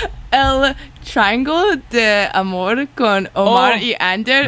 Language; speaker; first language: Spanish; non-native, learner; English